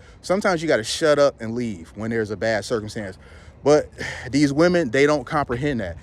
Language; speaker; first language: English; native; English